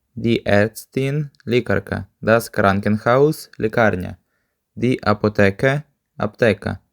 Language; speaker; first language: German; non-native, fluent; Ukrainian